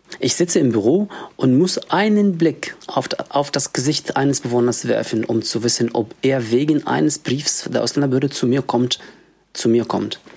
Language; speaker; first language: German; non-native, fluent; Arabic